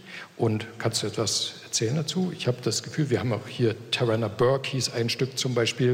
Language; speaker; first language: German; native; German